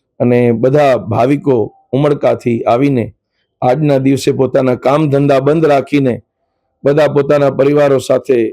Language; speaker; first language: Gujarati; non-native, local second language; Sindhi